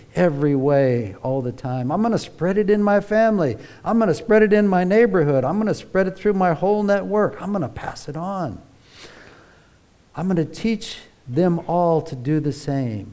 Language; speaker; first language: English; native; English